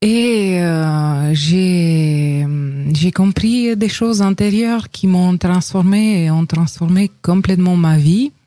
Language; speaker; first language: French; non-native, fluent; Romanian